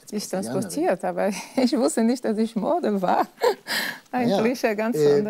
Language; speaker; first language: German; non-native, fluent; Portuguese